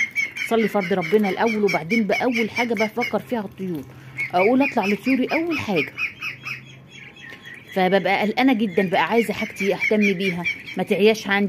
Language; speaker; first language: Arabic; native; Arabic